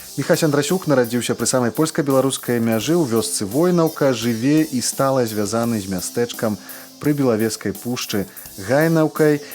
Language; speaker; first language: Belarusian; native; Belarusian